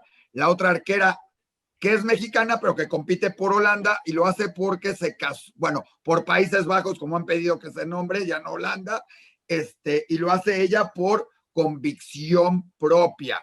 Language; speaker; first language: Spanish; native; Spanish